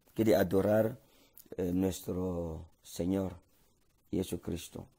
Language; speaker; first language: Spanish; non-native, learner; French